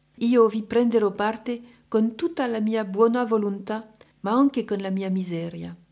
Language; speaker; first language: Italian; non-native, fluent; French